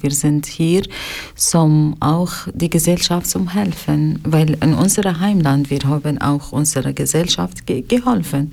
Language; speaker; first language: German; non-native, learner; Arabic